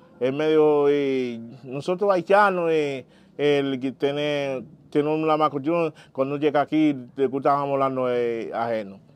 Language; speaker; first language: Spanish; non-native, learner; Haitian Creole